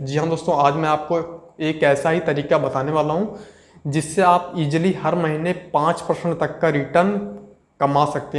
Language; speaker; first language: Hindi; native; Hindi